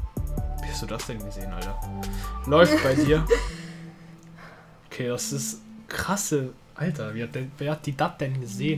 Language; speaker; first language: German; early bilingual, other home language; Turkish